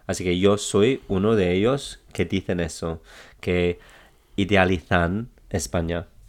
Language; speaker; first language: Spanish; non-native, fluent; English